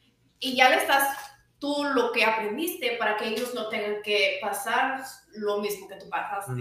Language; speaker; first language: Spanish; early bilingual, other home language; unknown